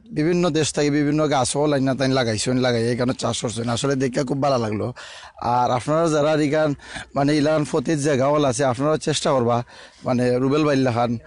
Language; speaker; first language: Bangla; native; Bangla